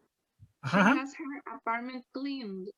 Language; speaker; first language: English; non-native, learner; Spanish